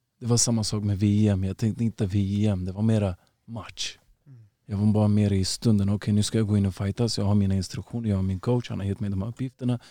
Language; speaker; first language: Swedish; early bilingual, other home language; Uzbek